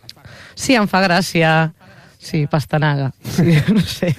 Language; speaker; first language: Catalan; non-native, learner; Spanish